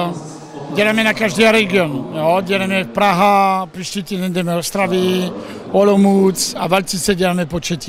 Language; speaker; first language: Czech; non-native, learner; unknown